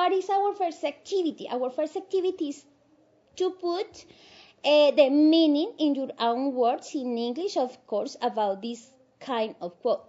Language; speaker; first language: English; non-native, fluent; Spanish